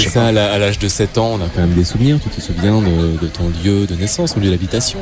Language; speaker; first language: French; native; French